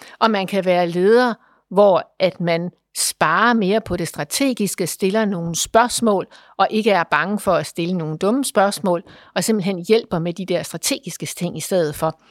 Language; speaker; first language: Danish; native; Danish